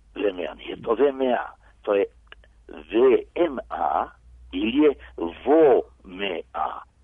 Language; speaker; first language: Serbian; native; Serbian